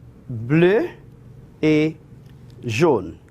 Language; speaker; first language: French; non-native, fluent; Spanish